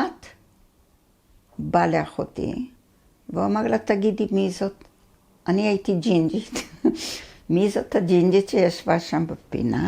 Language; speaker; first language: Hebrew; early bilingual, other home language; Arabic